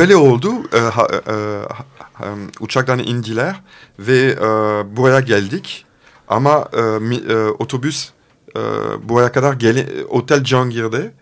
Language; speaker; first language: Turkish; non-native, fluent; French